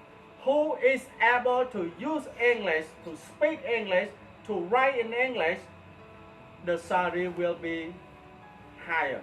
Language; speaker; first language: English; non-native, fluent; Khmer